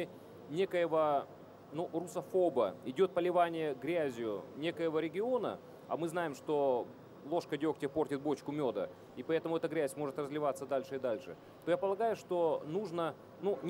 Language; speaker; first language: Russian; native; Russian